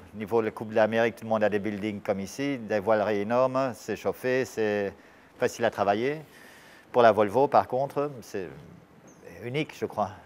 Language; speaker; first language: French; native; French